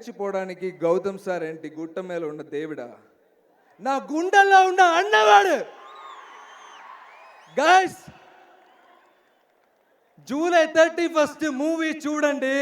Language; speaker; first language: Telugu; non-native, learner; Malayalam